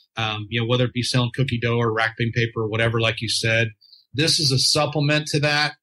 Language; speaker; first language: English; native; English